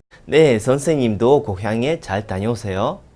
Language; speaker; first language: Korean; non-native, fluent; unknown